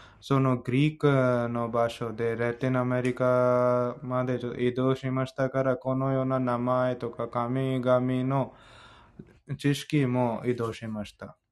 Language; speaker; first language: Japanese; non-native, fluent; Hindi